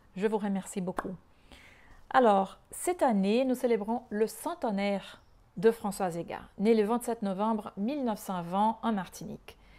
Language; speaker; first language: French; non-native, fluent; Portuguese